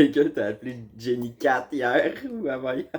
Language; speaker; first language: French; native; French